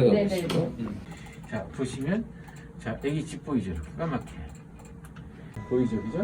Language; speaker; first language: Korean; native; Korean